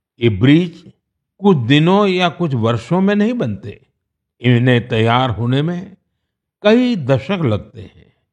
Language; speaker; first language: Hindi; non-native, local second language; Gujarati